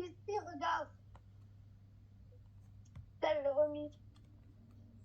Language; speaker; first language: French; native; French